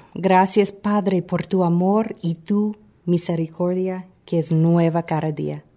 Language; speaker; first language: Spanish; non-native, fluent; English